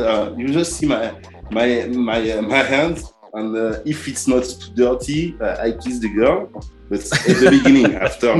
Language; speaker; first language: English; non-native, learner; French